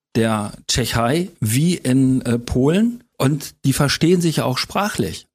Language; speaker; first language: German; native; German